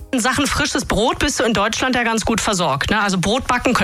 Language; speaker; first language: German; native; German